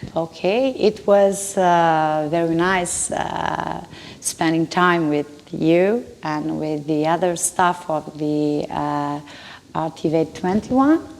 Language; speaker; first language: English; non-native, fluent; Albanian